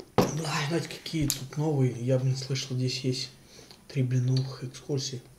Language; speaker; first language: Russian; native; Russian